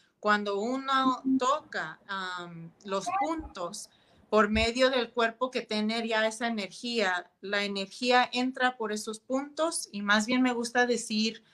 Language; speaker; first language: Spanish; early bilingual, heritage; Spanish